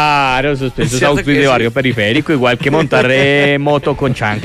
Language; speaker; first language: Spanish; native; Spanish